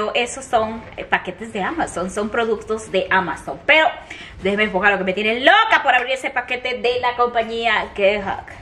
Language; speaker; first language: Spanish; native; Spanish